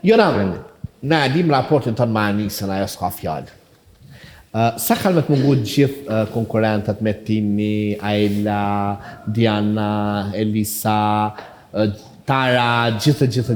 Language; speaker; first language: Albanian; native; Albanian